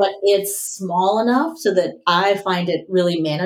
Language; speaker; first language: English; native; English